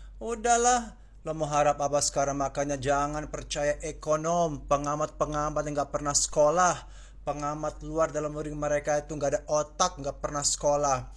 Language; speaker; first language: Indonesian; native; Indonesian